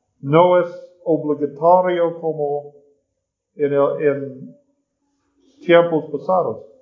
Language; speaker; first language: Spanish; non-native, learner; English